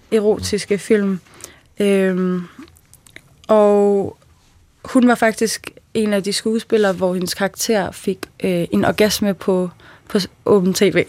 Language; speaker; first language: Danish; early bilingual, other home language; Persian